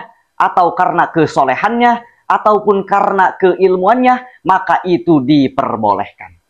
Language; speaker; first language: Indonesian; native; Indonesian